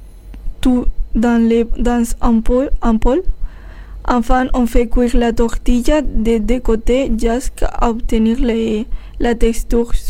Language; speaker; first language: French; non-native, learner; Spanish